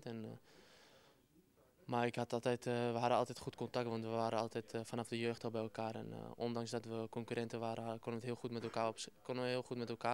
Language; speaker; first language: Dutch; native; Dutch